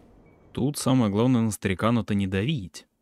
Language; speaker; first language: Russian; native; Russian